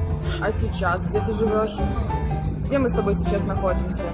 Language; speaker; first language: Russian; native; Russian